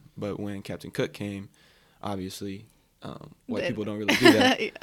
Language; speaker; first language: English; native; English